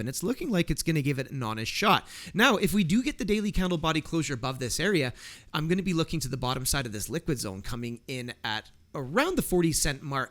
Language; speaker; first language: English; native; English